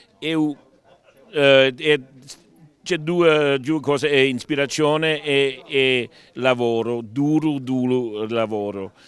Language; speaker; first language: Italian; non-native, learner; Danish